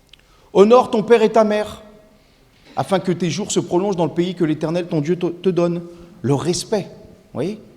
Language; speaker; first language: French; native; French